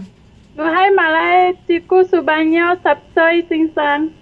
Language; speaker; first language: Chinese; non-native, learner; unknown